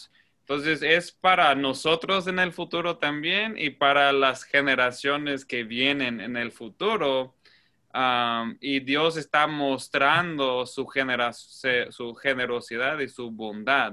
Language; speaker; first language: Spanish; non-native, fluent; English